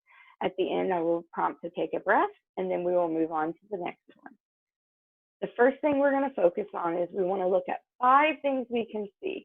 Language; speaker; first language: English; native; English